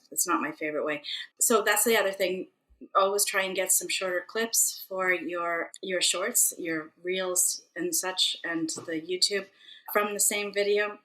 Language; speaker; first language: English; native; English